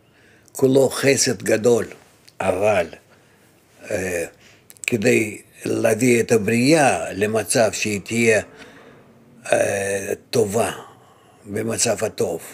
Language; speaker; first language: Hebrew; non-native, fluent; Russian